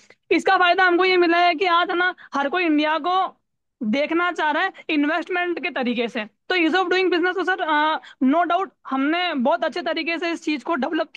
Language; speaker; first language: Hindi; native; Hindi